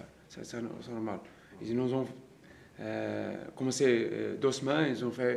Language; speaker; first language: French; non-native, learner; Portuguese